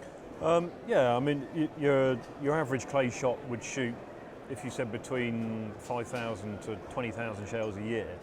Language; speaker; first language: English; native; English